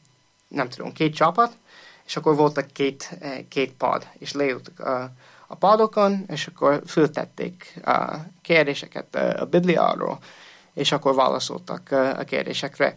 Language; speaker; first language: Hungarian; non-native, fluent; English